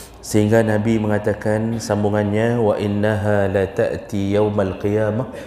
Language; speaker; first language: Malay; non-native, local second language; Achinese